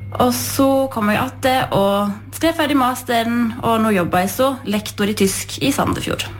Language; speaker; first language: Norwegian; native; Norwegian